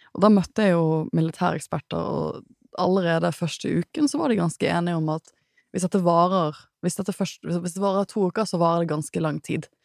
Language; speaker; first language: Norwegian; native; Norwegian